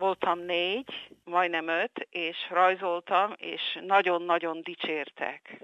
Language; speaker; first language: Hungarian; early bilingual, heritage; Hungarian